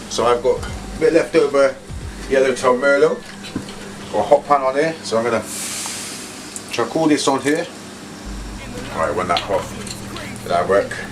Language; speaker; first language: English; native; English